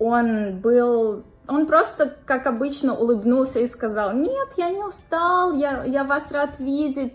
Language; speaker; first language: Russian; native; Russian